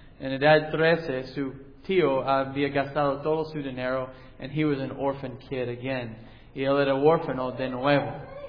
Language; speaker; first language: English; native; English